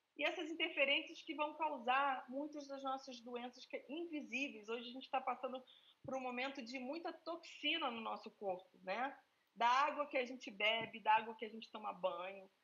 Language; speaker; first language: Portuguese; native; Portuguese